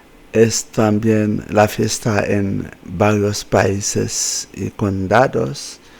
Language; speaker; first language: Spanish; non-native, fluent; Haitian Creole